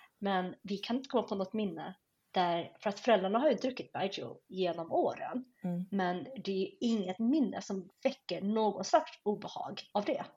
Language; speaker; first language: Swedish; early bilingual, other home language; Chinese